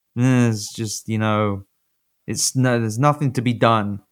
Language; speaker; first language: English; native; English